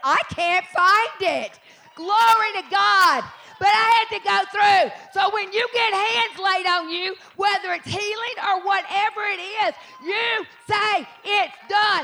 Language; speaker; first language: English; native; English